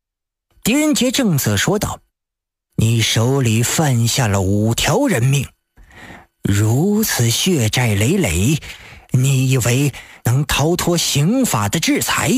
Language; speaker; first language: Chinese; native; Chinese